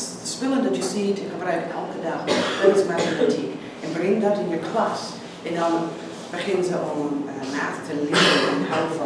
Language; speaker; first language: Dutch; non-native, learner; English